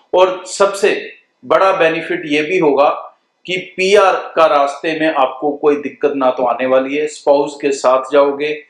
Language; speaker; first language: Hindi; non-native, local second language; Punjabi